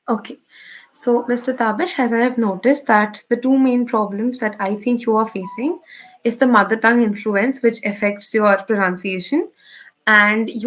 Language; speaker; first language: English; non-native, local second language; Bangla